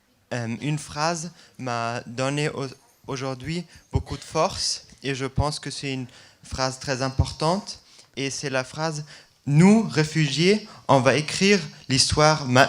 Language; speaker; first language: French; non-native, fluent; German